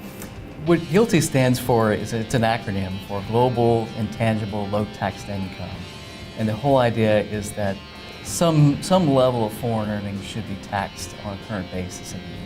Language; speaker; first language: English; native; English